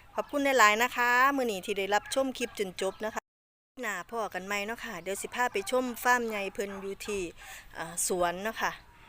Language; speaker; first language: Thai; native; Thai